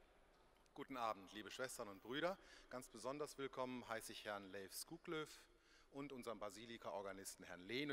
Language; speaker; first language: German; native; German